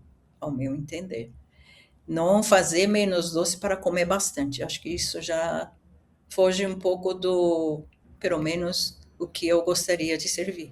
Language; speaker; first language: Portuguese; early bilingual, other home language; Japanese